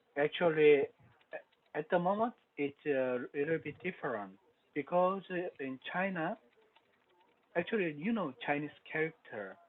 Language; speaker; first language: English; non-native, learner; Korean